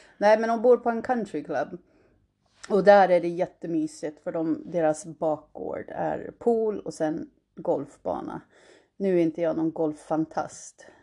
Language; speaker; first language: Swedish; early bilingual, heritage; Swedish